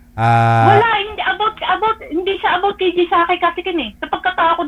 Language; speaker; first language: Filipino; native; Filipino